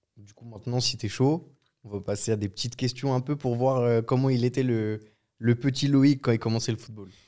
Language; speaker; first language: French; native; French